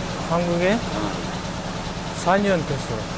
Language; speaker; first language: Korean; non-native, learner; Kyrgyz